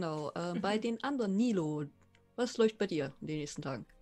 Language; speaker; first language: German; native; German